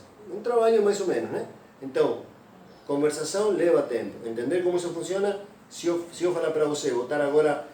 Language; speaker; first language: Portuguese; non-native, fluent; Spanish